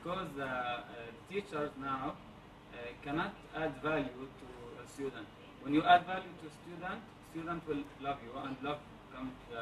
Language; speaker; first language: English; non-native, learner; Arabic